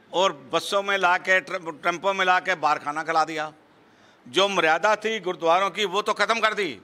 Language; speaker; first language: Hindi; non-native, local second language; Punjabi